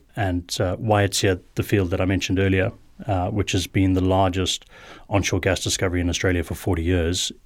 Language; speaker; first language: English; native; English